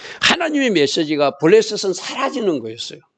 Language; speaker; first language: Korean; native; Korean